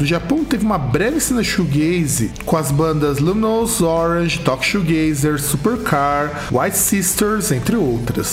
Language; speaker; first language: Portuguese; native; Portuguese